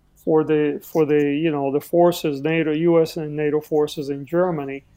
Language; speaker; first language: English; early bilingual, other home language; Spanish